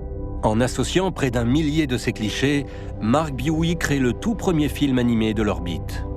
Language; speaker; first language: French; native; French